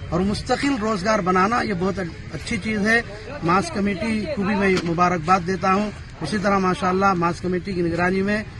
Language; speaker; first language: Urdu; native; Urdu